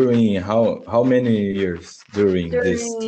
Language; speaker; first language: English; non-native, learner; Portuguese